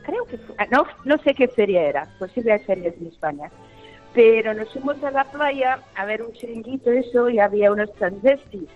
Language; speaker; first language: Spanish; early bilingual, heritage; Spanish